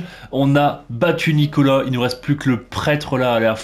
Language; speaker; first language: French; native; French